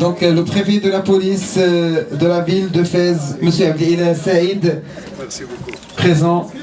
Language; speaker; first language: French; non-native, local second language; Arabic